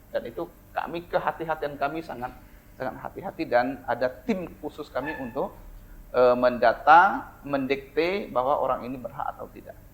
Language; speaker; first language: Indonesian; non-native, local second language; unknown